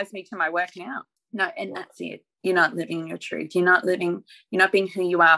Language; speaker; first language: English; native; English